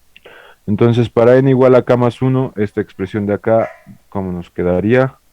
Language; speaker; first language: Spanish; native; Spanish